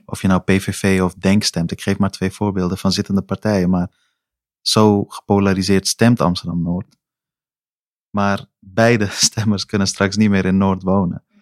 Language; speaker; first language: Dutch; early bilingual, other home language; Persian